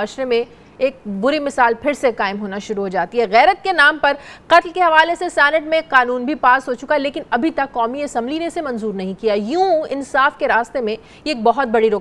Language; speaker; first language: Urdu; native; Urdu